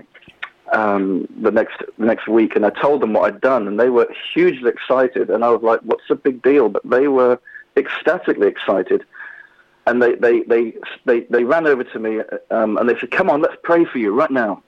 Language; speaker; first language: English; native; English